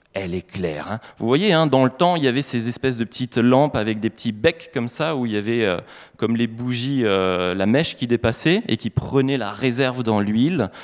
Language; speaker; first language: French; native; French